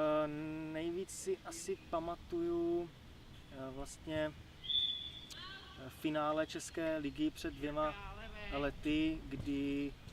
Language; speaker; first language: Czech; native; Czech